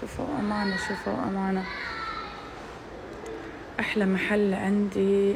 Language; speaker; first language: Arabic; native; Arabic